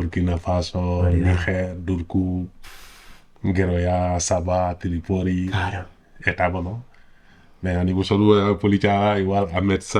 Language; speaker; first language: Basque; non-native, learner; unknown